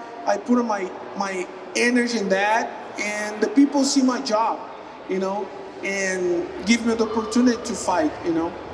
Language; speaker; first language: English; non-native, learner; Portuguese